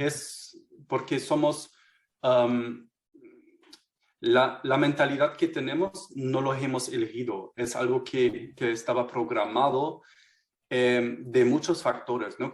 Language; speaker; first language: Spanish; non-native, fluent; German